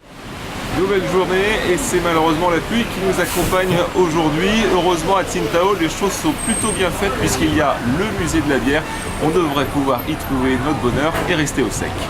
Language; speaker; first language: French; native; French